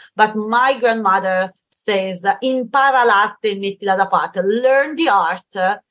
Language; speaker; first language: English; non-native, fluent; Italian